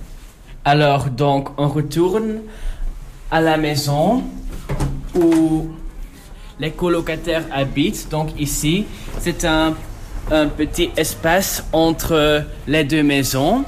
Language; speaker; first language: French; non-native, local second language; Dutch